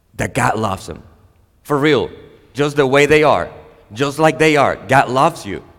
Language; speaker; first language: English; non-native, fluent; Spanish